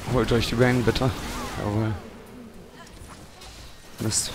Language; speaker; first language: German; native; German